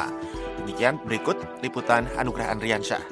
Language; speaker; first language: Indonesian; native; Indonesian